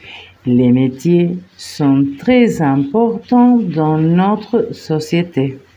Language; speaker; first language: French; non-native, fluent; Spanish